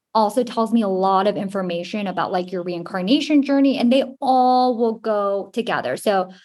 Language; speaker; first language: English; native; English